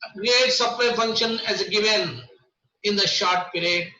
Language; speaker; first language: English; non-native, local second language; Telugu